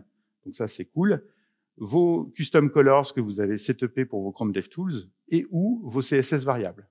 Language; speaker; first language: French; native; French